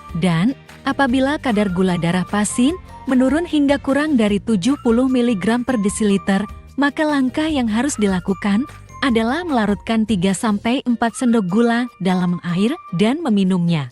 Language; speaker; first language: Indonesian; native; Indonesian